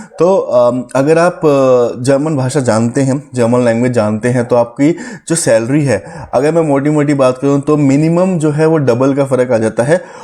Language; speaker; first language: Hindi; native; Hindi